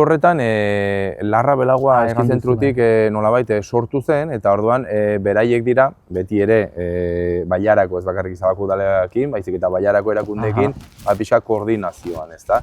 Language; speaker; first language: Basque; non-native, local second language; Spanish